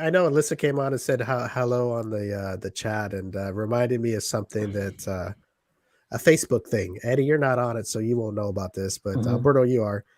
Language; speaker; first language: English; native; English